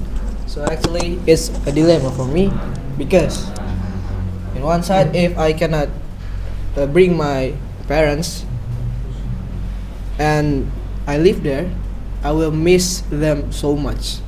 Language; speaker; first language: English; non-native, learner; Indonesian